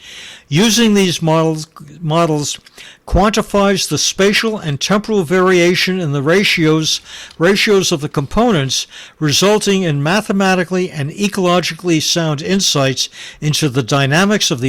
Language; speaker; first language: English; native; English